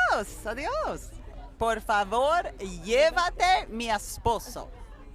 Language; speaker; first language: Spanish; non-native, learner; English